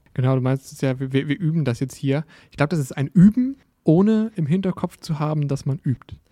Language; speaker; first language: German; native; German